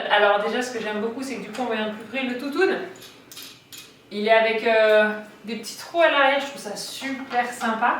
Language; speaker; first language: French; native; French